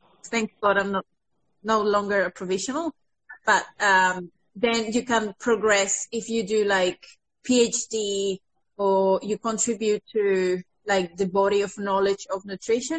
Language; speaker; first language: English; non-native, fluent; Spanish